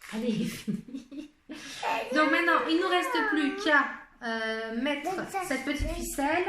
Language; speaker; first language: French; native; French